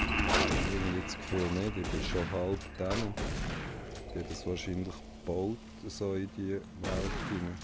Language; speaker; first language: German; native; German